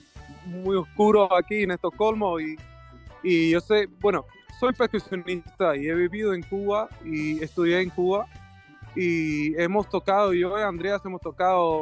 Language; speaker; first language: Spanish; non-native, fluent; Swedish